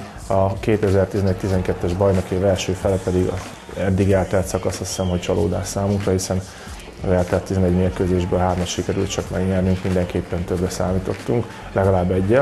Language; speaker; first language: Hungarian; native; Hungarian